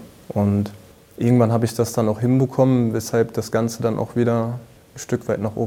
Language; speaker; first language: German; native; German